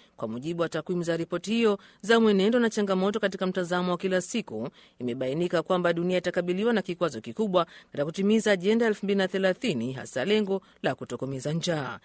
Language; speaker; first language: Swahili; non-native, local second language; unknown